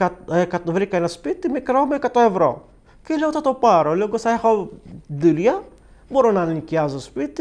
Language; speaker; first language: Greek; non-native, fluent; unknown